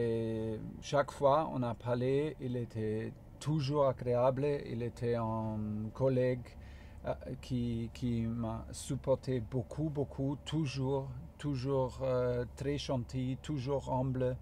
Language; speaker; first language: French; non-native, fluent; German